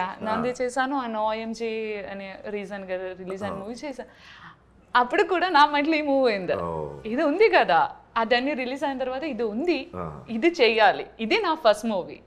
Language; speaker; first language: Telugu; non-native, learner; Malayalam